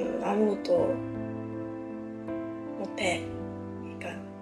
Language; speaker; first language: Korean; non-native, fluent; Japanese